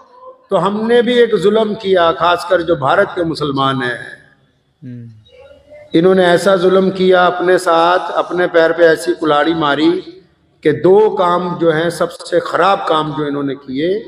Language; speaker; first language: Urdu; native; Urdu